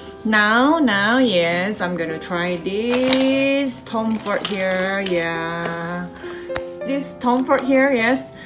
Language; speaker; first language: English; non-native, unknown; Indonesian